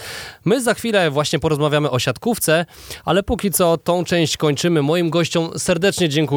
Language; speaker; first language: Polish; native; Polish